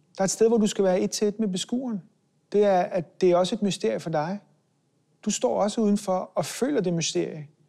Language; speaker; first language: Danish; early bilingual, other home language; Hebrew